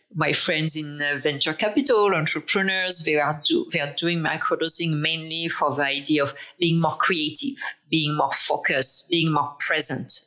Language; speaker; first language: English; non-native, fluent; French